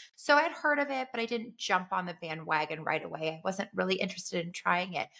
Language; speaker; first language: English; native; English